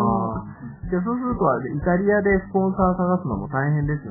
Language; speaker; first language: Japanese; native; Japanese